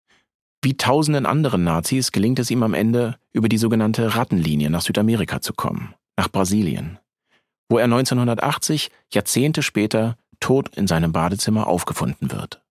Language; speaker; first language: German; native; German